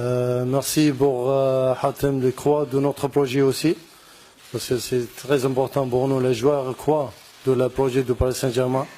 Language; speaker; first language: French; non-native, learner; Arabic